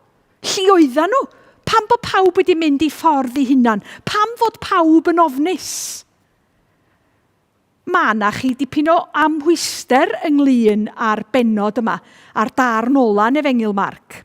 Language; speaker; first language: Welsh; native; Welsh